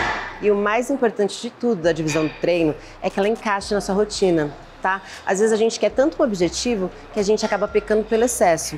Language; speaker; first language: Portuguese; native; Portuguese